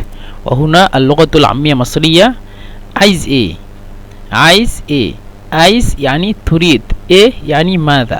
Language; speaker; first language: Arabic; non-native, fluent; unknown